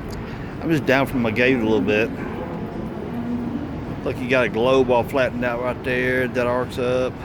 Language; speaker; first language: English; native; English